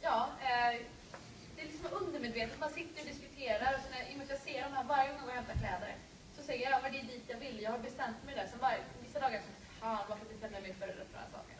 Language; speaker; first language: Swedish; native; Swedish